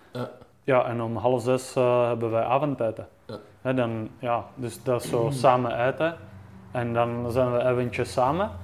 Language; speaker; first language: Dutch; non-native, fluent; Czech